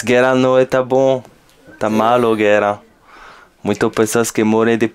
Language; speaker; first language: Portuguese; non-native, learner; French